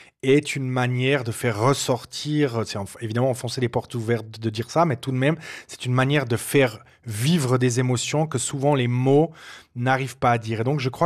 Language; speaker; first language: French; native; French